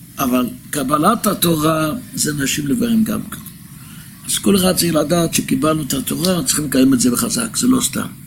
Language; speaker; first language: Hebrew; non-native, local second language; Yiddish